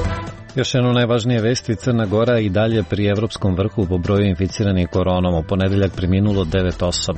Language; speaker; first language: Croatian; native; Croatian